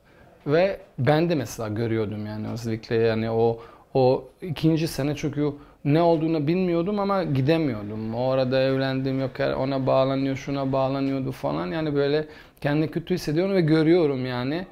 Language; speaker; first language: Turkish; non-native, fluent; Bosnian